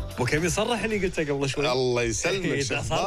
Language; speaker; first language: Arabic; native; Arabic